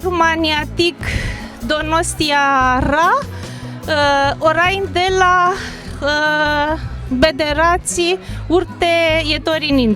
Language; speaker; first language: Basque; non-native, learner; Romanian